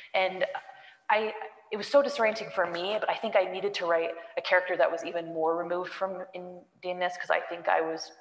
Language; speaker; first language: English; native; English